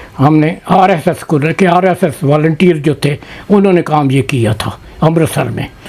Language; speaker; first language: Urdu; non-native, local second language; Punjabi